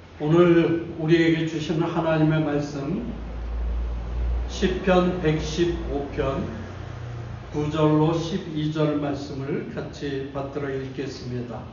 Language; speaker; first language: Korean; native; Korean